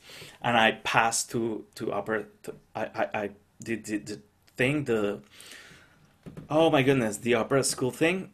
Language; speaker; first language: English; non-native, fluent; Spanish